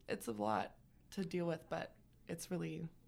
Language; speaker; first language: English; native; English